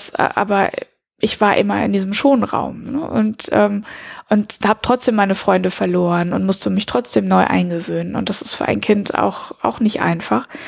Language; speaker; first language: German; early bilingual, heritage; German